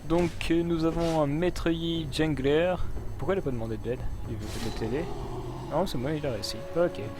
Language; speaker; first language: French; native; French